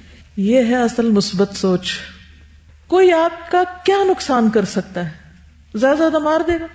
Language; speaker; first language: Urdu; native; Urdu